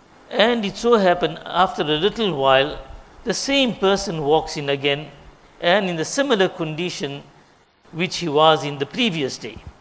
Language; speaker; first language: English; native; English